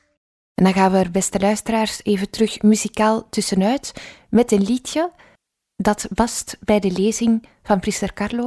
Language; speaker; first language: Dutch; native; Dutch